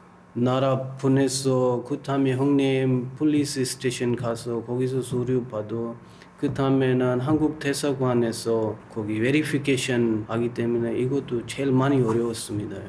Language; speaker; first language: Korean; non-native, learner; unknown